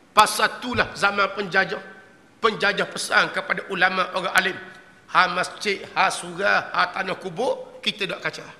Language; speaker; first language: Malay; native; Malay